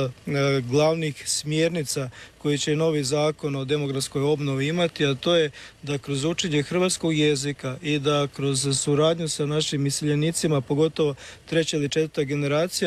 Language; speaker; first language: Serbian; native; Serbian